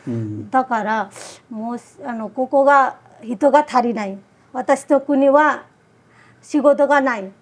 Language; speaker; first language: Japanese; non-native, fluent; Nepali